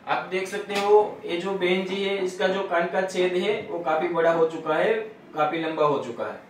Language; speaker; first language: Hindi; non-native, local second language; Gujarati